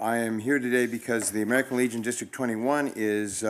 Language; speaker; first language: English; early bilingual, other home language; Spanish